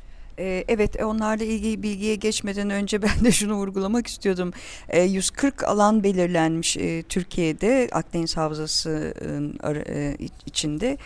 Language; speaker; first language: Turkish; native; Turkish